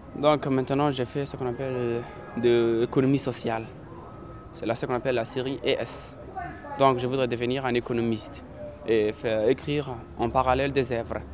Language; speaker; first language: French; non-native, local second language; Somali